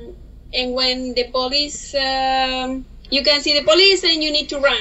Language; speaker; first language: English; non-native, learner; Spanish